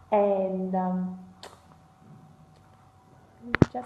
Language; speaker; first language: English; non-native, learner; Vietnamese